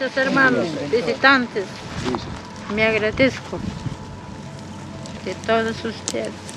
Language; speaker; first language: Spanish; non-native, local second language; Quechua